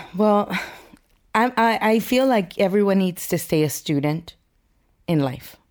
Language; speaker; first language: English; early bilingual, other home language; Spanish